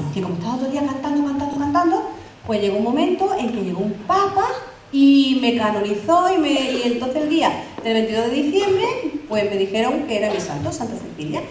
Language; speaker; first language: Spanish; native; Spanish